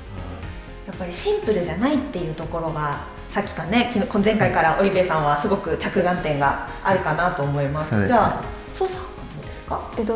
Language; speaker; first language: Japanese; native; Japanese